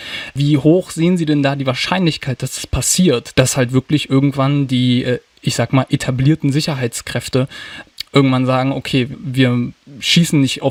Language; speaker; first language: German; native; German